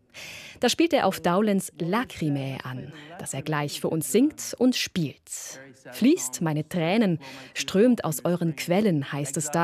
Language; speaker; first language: German; native; German